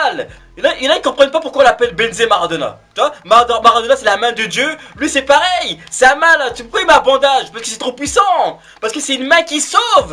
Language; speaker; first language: French; native; French